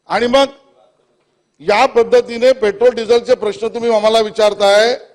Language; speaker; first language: Marathi; native; Marathi